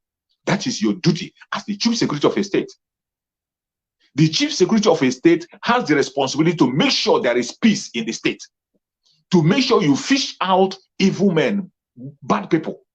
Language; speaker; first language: English; non-native, local second language; Igbo